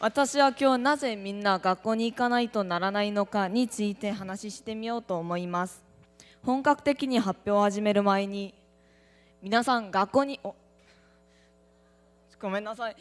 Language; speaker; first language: Japanese; non-native, learner; Korean